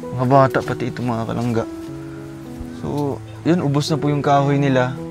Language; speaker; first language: Filipino; non-native, local second language; Cebuano